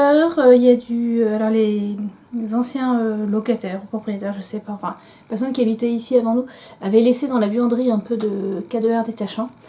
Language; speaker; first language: French; native; French